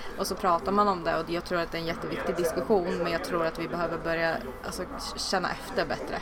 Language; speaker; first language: Swedish; native; Swedish